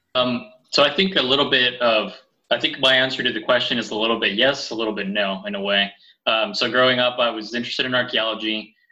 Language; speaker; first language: English; early bilingual, other home language; Spanish